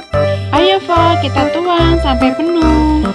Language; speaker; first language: Indonesian; native; Indonesian